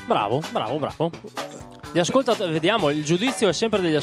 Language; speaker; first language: Italian; native; Italian